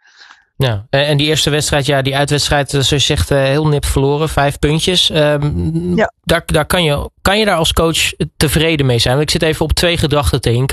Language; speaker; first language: Dutch; native; Dutch